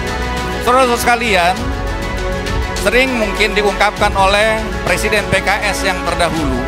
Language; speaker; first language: Indonesian; native; Indonesian